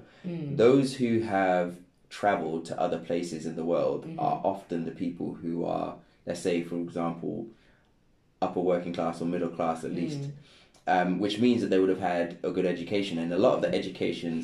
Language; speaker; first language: English; non-native, local second language; Krio